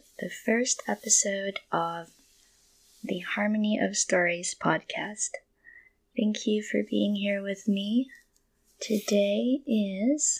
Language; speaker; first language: English; non-native, local second language; Filipino